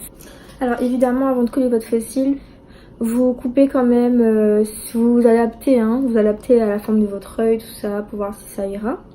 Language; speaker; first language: French; native; French